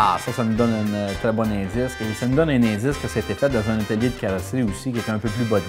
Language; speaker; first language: French; native; French